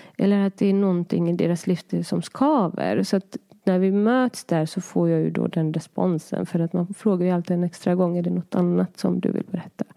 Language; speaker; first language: Swedish; early bilingual, other home language; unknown